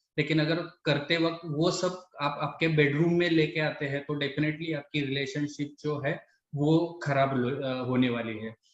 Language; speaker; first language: Hindi; non-native, local second language; Marathi